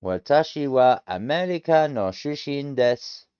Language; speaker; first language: Japanese; non-native, learner; English